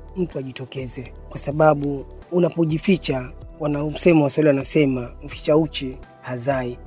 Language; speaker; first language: Swahili; native; Swahili